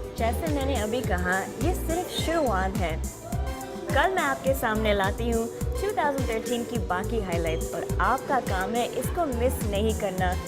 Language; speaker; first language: Urdu; native; Urdu